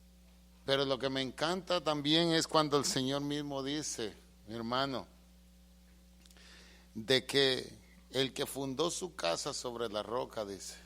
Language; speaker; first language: Spanish; native; Spanish